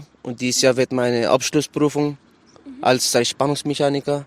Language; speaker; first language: German; non-native, learner; Arabic